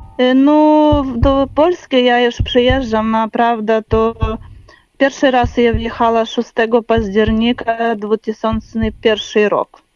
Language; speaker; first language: Polish; non-native, learner; Ukrainian